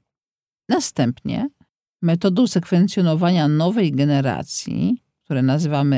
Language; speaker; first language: Polish; native; Polish